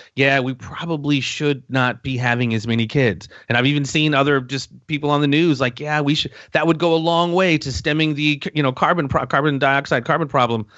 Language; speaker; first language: English; native; English